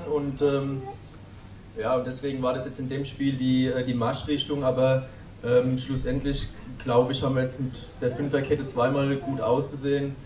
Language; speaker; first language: German; native; German